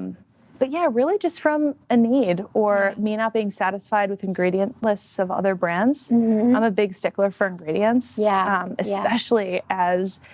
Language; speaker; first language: English; native; English